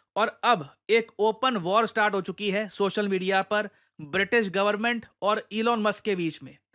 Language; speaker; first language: Hindi; native; Hindi